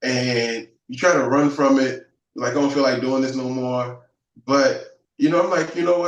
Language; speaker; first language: English; native; English